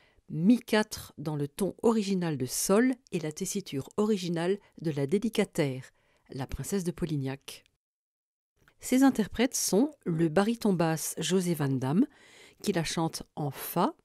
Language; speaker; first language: French; native; French